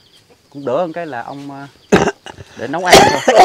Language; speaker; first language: Vietnamese; native; Vietnamese